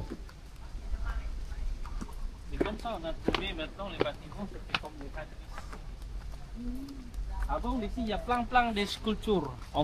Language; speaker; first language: French; non-native, learner; Balinese